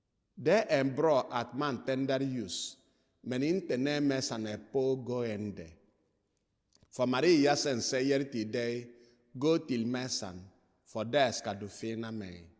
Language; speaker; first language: Swedish; non-native, fluent; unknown